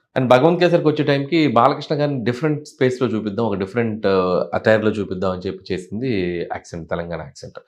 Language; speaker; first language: Telugu; native; Telugu